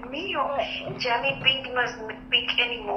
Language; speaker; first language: Spanish; native; Spanish